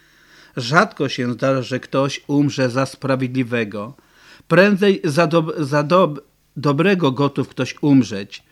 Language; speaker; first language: Polish; native; Polish